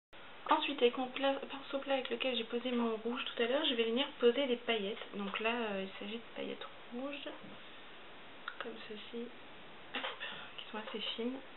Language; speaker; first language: French; native; French